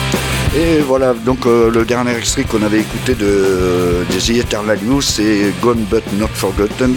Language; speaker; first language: French; native; French